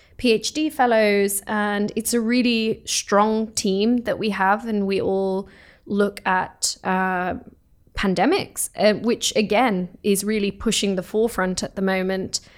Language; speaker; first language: English; native; English